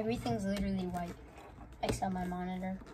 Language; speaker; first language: English; native; English